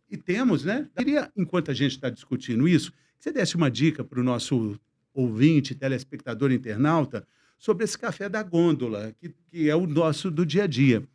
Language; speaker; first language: Portuguese; native; Portuguese